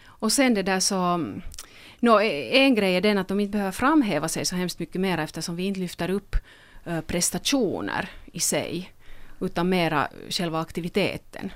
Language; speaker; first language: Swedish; native; Swedish